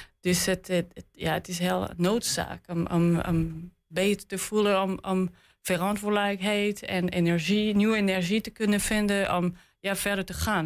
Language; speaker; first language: Dutch; non-native, learner; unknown